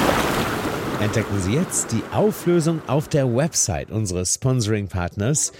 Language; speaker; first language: German; native; German